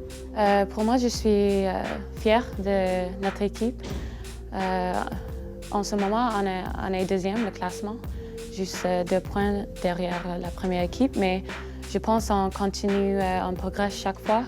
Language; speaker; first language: French; non-native, learner; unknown